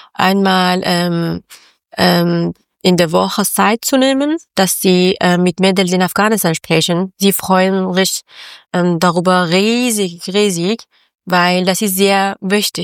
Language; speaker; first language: German; non-native, learner; Persian